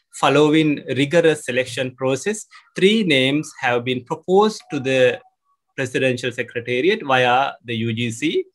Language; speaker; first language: English; non-native, local second language; Sinhala